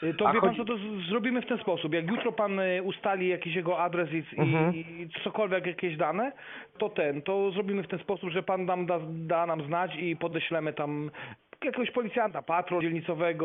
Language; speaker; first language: Polish; native; Polish